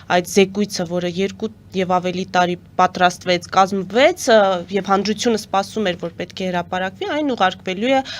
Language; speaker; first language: Armenian; native; Armenian